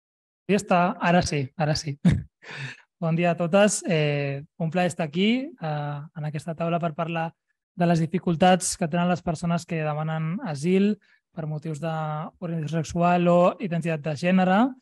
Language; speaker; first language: Catalan; native; Catalan